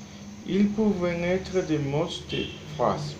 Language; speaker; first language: French; non-native, learner; Spanish